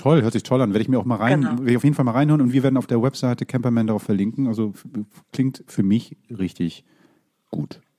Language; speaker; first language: German; native; German